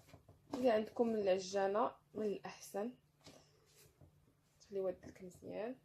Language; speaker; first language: Arabic; native; Arabic